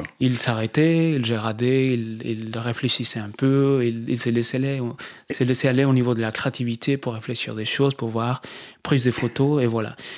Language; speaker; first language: French; non-native, fluent; Spanish